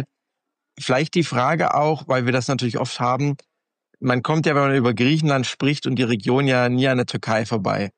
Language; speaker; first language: German; native; German